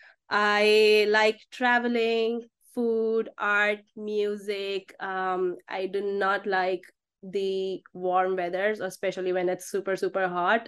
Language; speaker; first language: English; non-native, local second language; Hindi